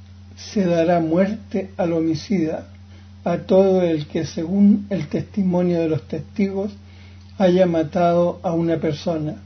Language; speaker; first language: Spanish; native; Spanish